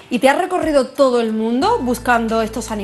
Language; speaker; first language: Spanish; native; Spanish